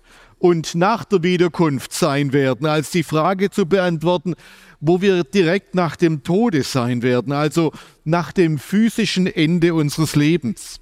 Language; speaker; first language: German; native; German